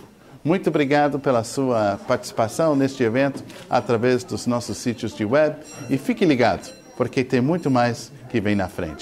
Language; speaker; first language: Portuguese; non-native, fluent; English